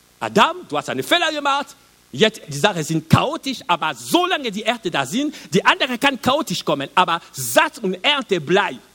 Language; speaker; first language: German; non-native, learner; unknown